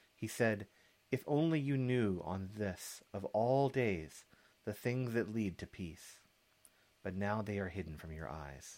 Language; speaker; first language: English; native; English